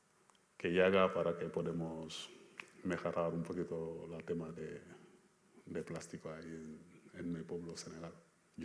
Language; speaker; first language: Spanish; non-native, fluent; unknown